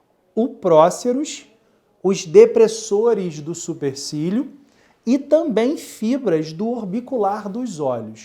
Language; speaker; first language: Portuguese; native; Portuguese